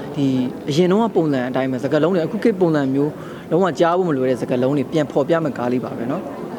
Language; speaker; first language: Burmese; native; Burmese